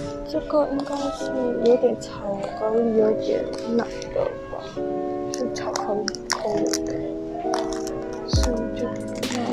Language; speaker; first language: Chinese; non-native, local second language; English